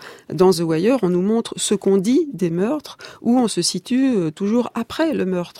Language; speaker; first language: French; native; French